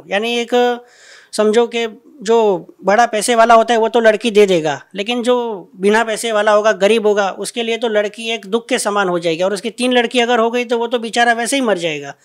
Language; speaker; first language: Hindi; non-native, local second language; Gujarati